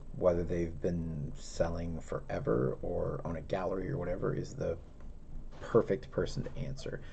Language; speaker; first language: English; native; English